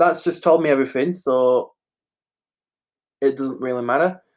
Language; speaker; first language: English; native; English